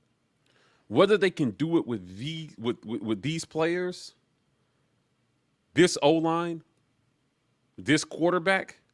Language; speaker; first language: English; native; English